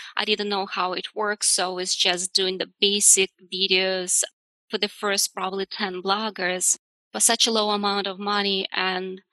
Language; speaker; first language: English; non-native, fluent; Russian